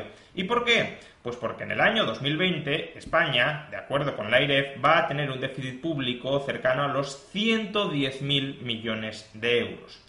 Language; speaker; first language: Spanish; native; Spanish